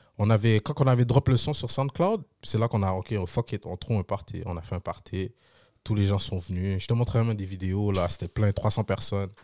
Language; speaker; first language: French; early bilingual, other home language; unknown